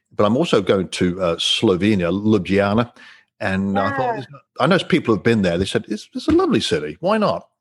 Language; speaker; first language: English; native; English